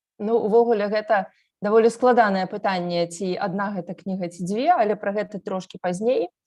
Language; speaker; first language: Belarusian; native; Belarusian